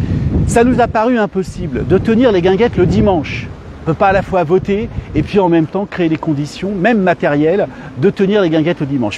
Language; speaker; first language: French; native; French